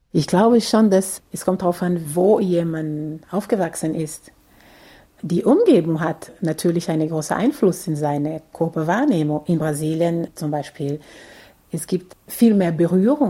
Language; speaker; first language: German; non-native, fluent; Portuguese